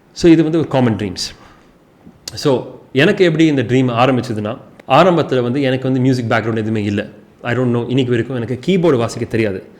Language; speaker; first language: Tamil; early bilingual, heritage; Tamil